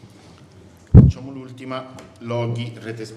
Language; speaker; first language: Italian; native; Italian